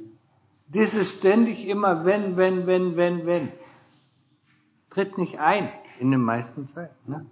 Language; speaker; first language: German; non-native, fluent; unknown